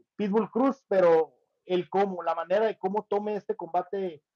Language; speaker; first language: Spanish; native; Spanish